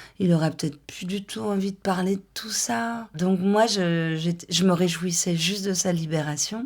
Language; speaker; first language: French; native; French